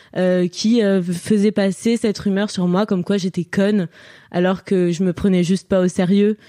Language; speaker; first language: French; native; French